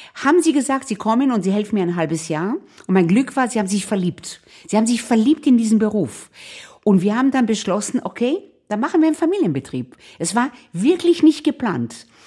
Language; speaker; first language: German; non-native, fluent; Hebrew